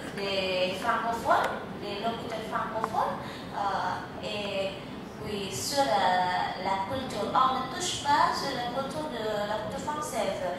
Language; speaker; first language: French; non-native, fluent; Indonesian